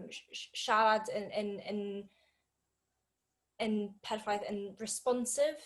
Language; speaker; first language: Welsh; non-native, learner; English